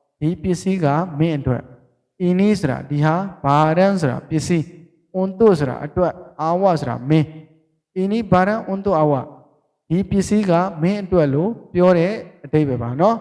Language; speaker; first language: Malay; non-native, fluent; Burmese